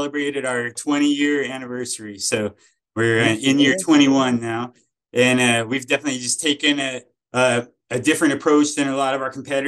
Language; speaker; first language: English; native; English